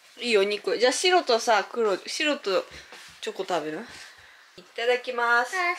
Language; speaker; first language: Japanese; native; Japanese